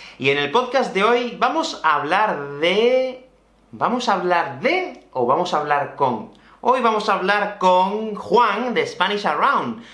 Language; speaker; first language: Spanish; native; Spanish